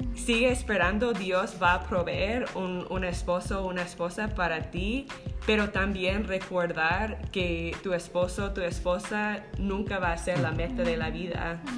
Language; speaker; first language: Spanish; non-native, fluent; English